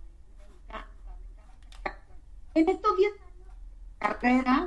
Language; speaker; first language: Spanish; native; Spanish